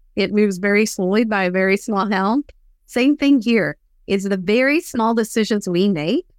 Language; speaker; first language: English; native; English